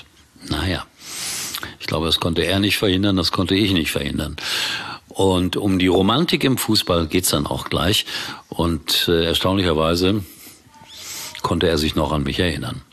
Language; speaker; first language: German; native; German